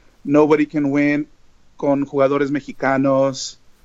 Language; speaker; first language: Spanish; early bilingual, heritage; Spanish